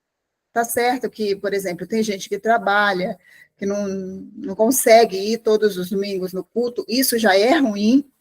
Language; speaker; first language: Portuguese; native; Portuguese